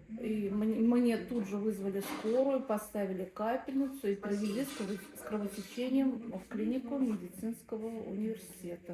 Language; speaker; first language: Russian; native; Russian